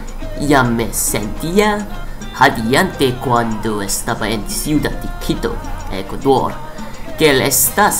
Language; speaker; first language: Spanish; non-native, learner; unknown